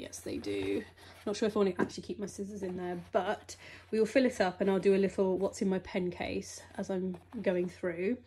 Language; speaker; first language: English; native; English